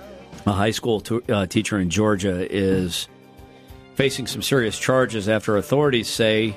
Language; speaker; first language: English; native; English